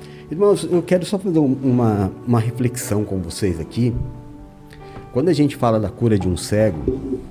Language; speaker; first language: Portuguese; native; Portuguese